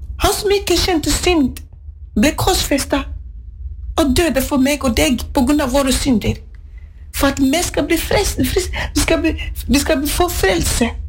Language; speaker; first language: Norwegian; non-native, fluent; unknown